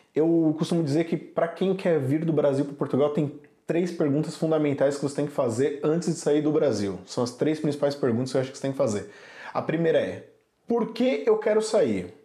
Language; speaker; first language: Portuguese; native; Portuguese